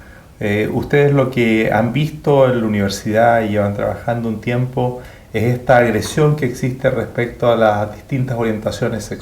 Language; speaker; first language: Spanish; native; Spanish